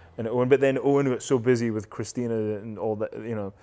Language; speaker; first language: English; native; English